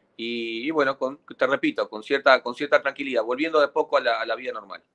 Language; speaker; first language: Spanish; native; Spanish